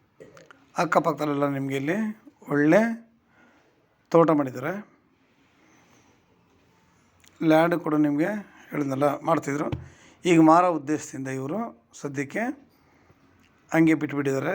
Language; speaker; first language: Kannada; native; Kannada